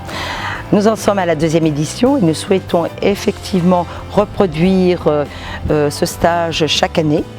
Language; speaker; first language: French; native; French